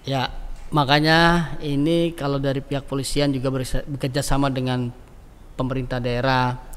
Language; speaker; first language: Indonesian; native; Indonesian